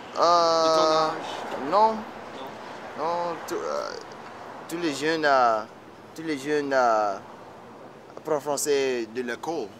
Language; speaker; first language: French; non-native, learner; English